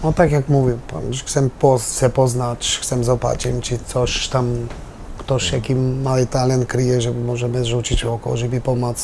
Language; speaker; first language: Polish; non-native, learner; Albanian